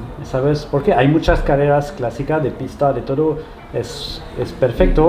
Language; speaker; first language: Spanish; non-native, learner; French